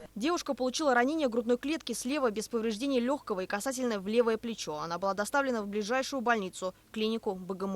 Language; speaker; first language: Russian; native; Russian